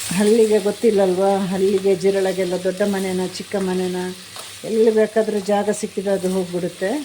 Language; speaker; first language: Kannada; non-native, local second language; Malayalam